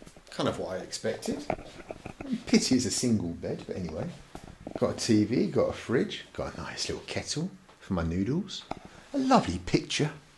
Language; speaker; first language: English; native; English